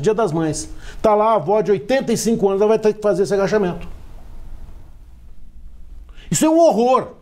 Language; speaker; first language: Portuguese; native; Portuguese